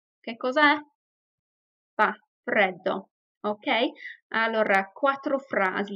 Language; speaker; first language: Italian; non-native, fluent; English